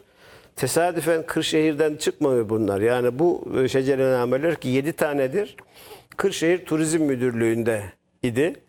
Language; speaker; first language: Turkish; native; Turkish